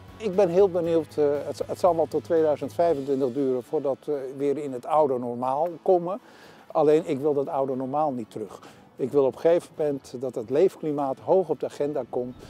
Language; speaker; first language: Dutch; native; Dutch